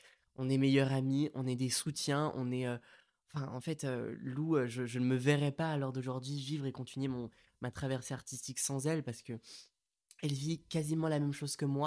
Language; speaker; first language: French; native; French